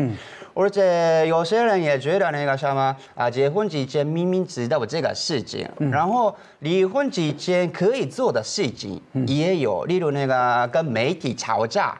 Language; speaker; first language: Chinese; non-native, fluent; Japanese